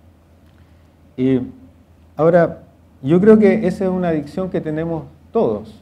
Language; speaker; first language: Spanish; native; Spanish